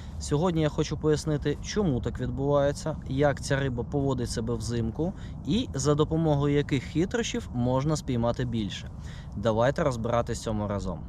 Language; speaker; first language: Ukrainian; non-native, local second language; Russian